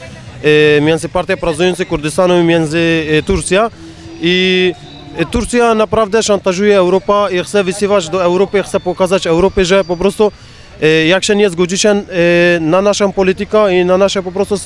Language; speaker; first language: Polish; non-native, fluent; Kurdish